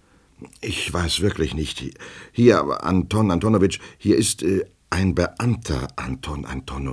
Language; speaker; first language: German; native; German